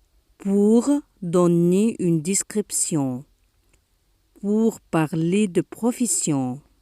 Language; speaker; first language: French; non-native, fluent; Arabic